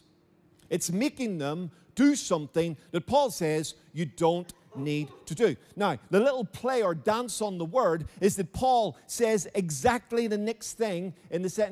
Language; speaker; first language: English; native; English